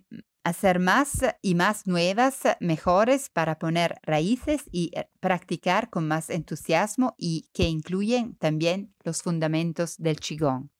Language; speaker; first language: Spanish; non-native, learner; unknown